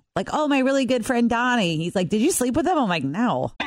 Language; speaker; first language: English; native; English